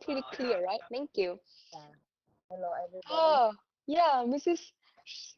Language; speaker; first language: English; non-native, fluent; Vietnamese